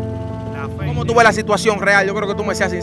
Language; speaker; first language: Spanish; native; Spanish